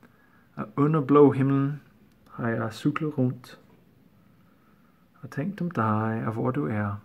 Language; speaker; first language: Danish; non-native, fluent; English